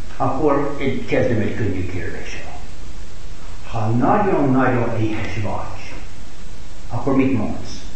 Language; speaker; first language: Hungarian; non-native, fluent; English